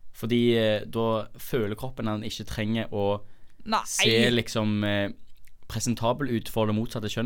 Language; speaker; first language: Norwegian; native; Norwegian